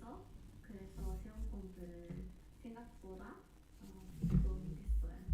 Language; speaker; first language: Korean; non-native, fluent; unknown